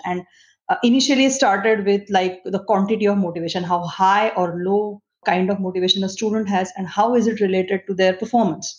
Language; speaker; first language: English; non-native, local second language; Marathi